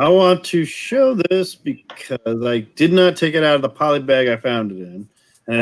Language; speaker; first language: English; native; English